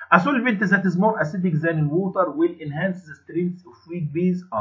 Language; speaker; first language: English; non-native, fluent; Arabic